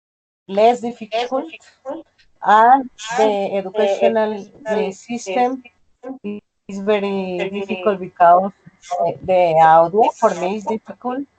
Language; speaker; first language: English; non-native, learner; Spanish